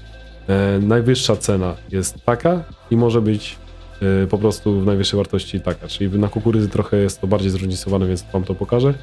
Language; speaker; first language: Polish; native; Polish